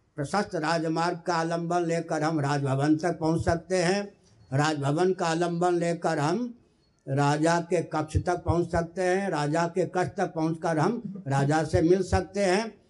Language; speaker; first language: Hindi; non-native, local second language; Maithili